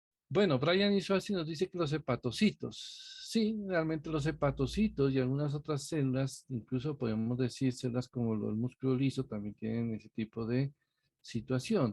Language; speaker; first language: Spanish; native; Spanish